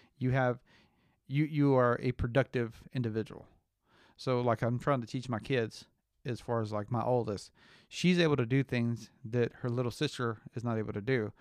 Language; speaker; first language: English; early bilingual, other home language; Spanish